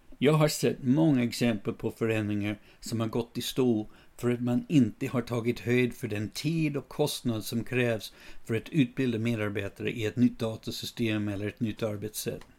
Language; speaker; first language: Swedish; non-native, fluent; English